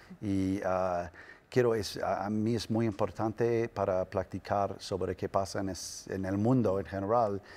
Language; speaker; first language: Spanish; non-native, learner; English